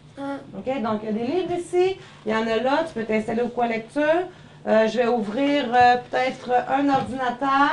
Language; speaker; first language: French; native; French